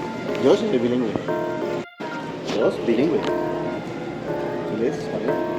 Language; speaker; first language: Spanish; early bilingual, heritage; Spanish